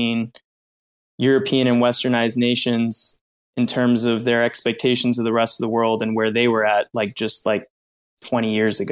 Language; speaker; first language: English; native; English